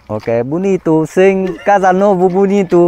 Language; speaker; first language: Portuguese; non-native, learner; Vietnamese